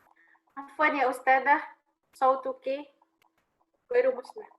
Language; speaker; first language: Arabic; non-native, fluent; Indonesian